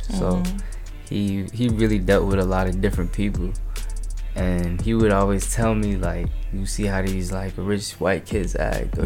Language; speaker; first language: English; native; English